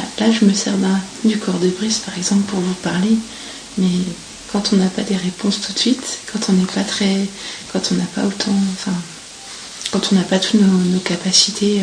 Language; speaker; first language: French; native; French